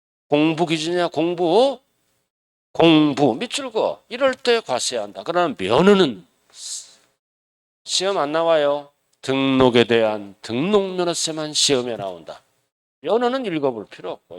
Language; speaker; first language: Korean; native; Korean